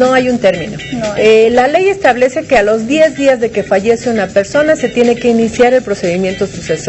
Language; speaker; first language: Spanish; native; Spanish